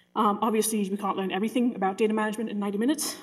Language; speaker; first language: English; native; English